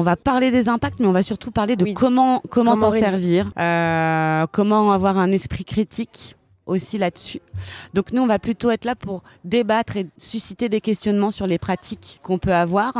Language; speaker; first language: French; native; French